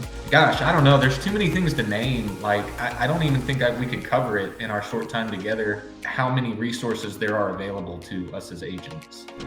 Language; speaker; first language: English; native; English